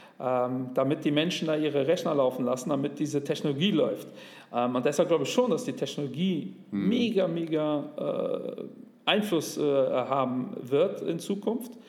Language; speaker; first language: German; native; German